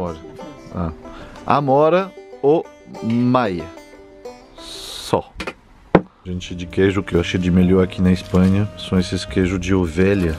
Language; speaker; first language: Portuguese; non-native, fluent; French